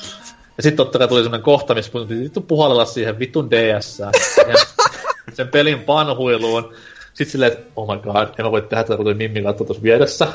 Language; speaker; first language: Finnish; native; Finnish